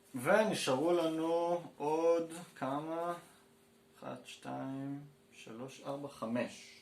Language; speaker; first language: Hebrew; native; Hebrew